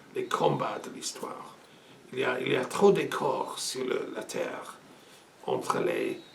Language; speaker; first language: French; non-native, fluent; English